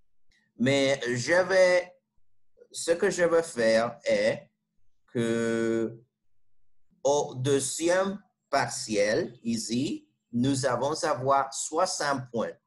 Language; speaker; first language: French; non-native, fluent; Spanish